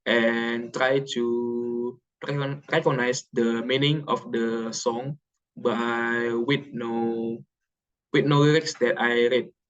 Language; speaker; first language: English; non-native, learner; Indonesian